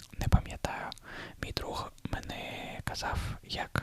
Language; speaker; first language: Ukrainian; non-native, learner; Russian